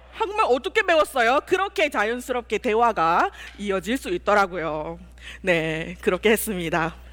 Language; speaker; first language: Korean; non-native, fluent; Malay